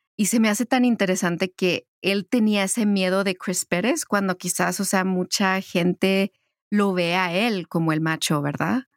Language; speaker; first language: Spanish; early bilingual, heritage; Spanish